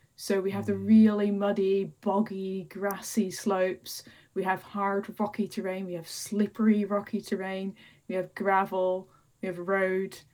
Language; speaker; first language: English; non-native, fluent; Dutch